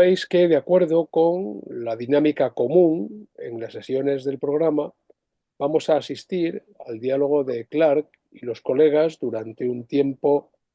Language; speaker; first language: Spanish; native; Spanish